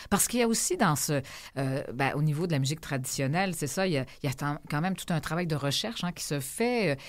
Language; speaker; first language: French; native; French